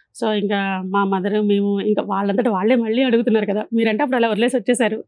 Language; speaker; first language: Telugu; native; Telugu